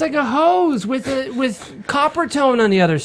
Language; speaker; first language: English; native; English